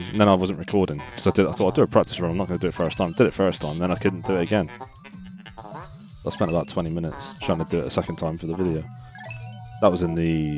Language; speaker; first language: English; native; English